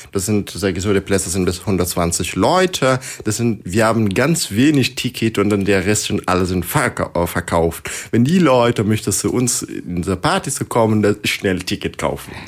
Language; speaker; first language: German; non-native, learner; Persian